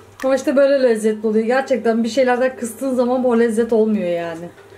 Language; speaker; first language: Turkish; native; Turkish